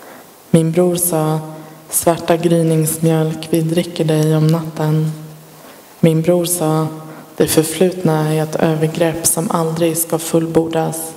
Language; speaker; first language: Swedish; early bilingual, other home language; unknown